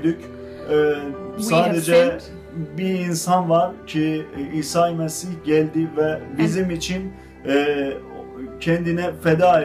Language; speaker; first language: Turkish; non-native, learner; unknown